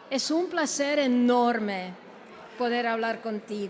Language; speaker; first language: Spanish; non-native, fluent; Slovenian